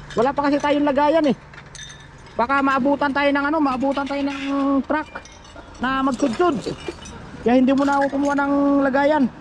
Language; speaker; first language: Filipino; native; Filipino